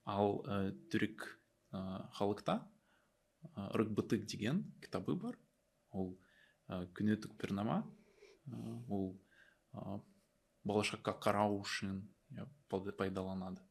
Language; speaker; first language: Kazakh; non-native, learner; Russian